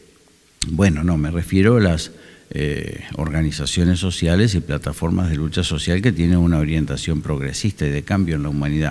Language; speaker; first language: Spanish; native; Spanish